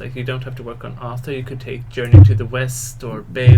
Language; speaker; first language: English; non-native, fluent; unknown